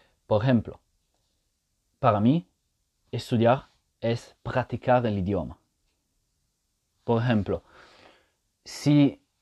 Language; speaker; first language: Spanish; non-native, fluent; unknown